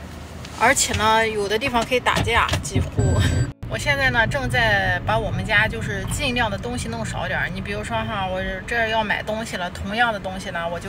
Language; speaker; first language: Chinese; native; Chinese